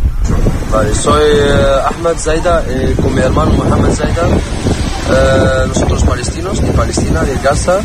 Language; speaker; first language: Spanish; non-native, learner; Arabic